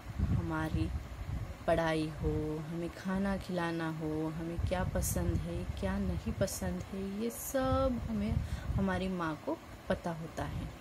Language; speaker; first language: Hindi; non-native, local second language; Marathi